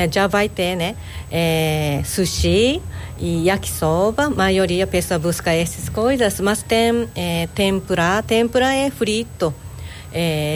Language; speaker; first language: Portuguese; non-native, learner; Japanese